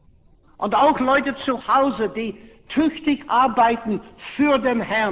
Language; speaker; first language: German; non-native, fluent; English